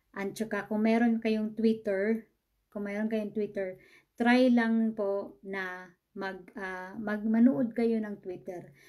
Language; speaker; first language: Filipino; non-native, local second language; Cebuano